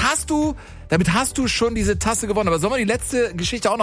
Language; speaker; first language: German; native; German